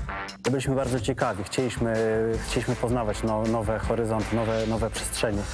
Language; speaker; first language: Polish; native; Polish